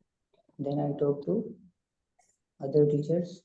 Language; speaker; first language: English; non-native, learner; Urdu